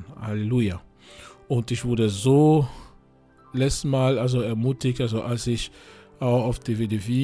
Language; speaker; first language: German; non-native, fluent; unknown